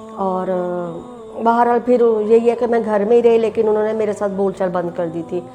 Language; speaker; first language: Urdu; native; Urdu